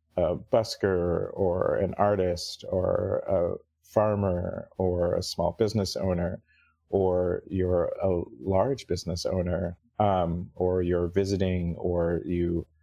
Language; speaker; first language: English; native; English